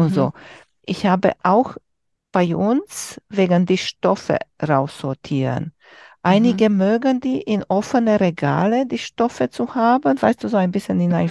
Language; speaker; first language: German; non-native, learner; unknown